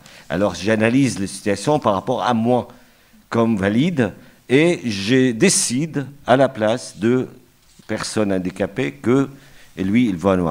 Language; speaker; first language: French; non-native, fluent; Arabic